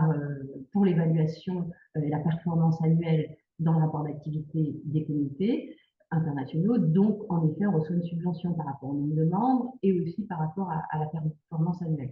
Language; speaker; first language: French; native; French